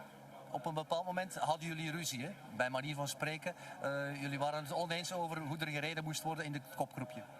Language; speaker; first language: Dutch; native; Dutch